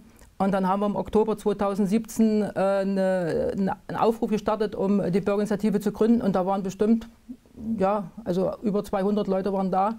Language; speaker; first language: German; native; German